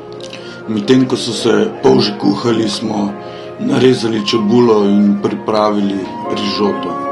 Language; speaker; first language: Slovenian; native; Slovenian